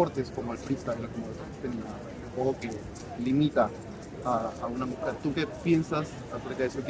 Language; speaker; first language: Spanish; native; Spanish